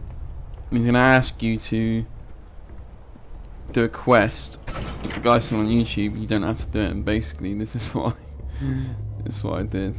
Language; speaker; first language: English; native; English